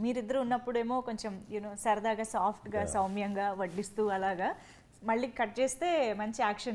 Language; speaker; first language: Telugu; native; Telugu